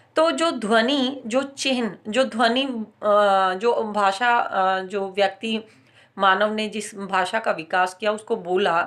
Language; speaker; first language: Hindi; native; Hindi